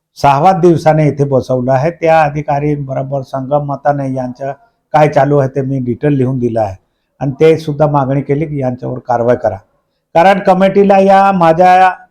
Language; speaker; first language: Marathi; non-native, local second language; Bhili